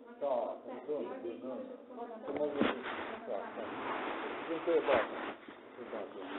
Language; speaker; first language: Polish; non-native, learner; Croatian